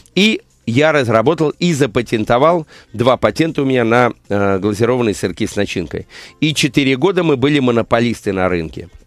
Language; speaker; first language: Russian; native; Russian